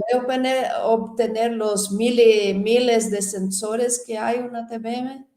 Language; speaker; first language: Spanish; non-native, fluent; Portuguese